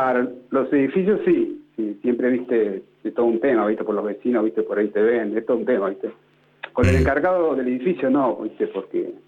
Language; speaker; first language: Spanish; native; Spanish